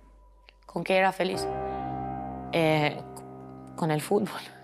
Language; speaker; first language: Spanish; non-native, fluent; Albanian